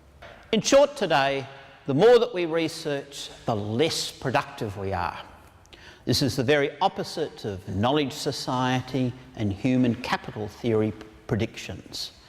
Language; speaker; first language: English; native; English